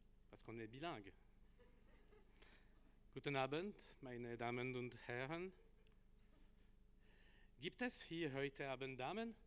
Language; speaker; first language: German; non-native, learner; French